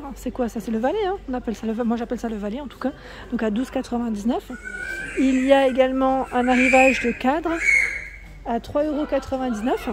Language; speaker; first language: French; native; French